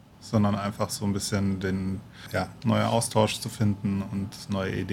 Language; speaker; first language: German; native; German